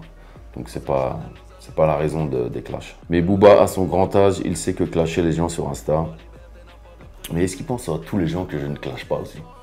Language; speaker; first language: French; native; French